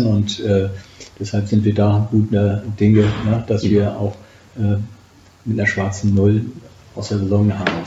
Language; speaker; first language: German; native; German